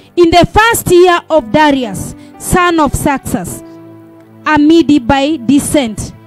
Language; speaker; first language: English; non-native, local second language; Swahili